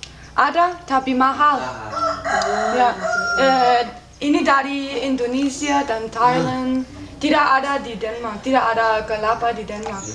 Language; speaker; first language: Indonesian; non-native, learner; Danish